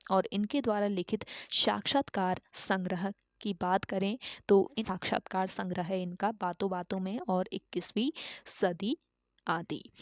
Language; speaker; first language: Hindi; native; Hindi